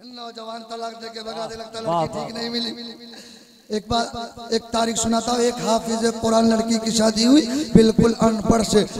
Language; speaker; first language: Hindi; non-native, local second language; Urdu